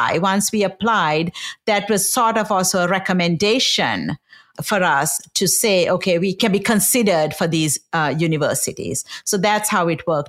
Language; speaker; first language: English; non-native, local second language; Sinhala